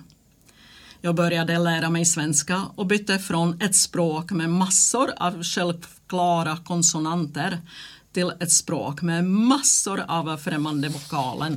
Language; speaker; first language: Swedish; non-native, fluent; Czech